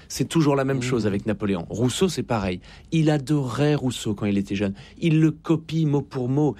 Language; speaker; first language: French; native; French